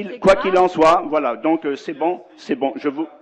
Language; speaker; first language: French; native; French